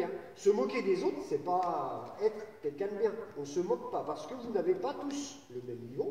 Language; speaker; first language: French; native; French